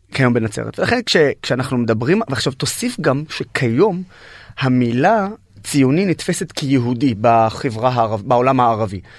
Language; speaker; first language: Hebrew; non-native, local second language; Arabic